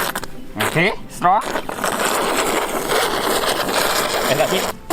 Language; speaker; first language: English; non-native, learner; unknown